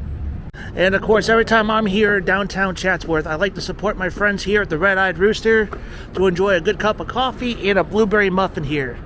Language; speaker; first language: English; native; English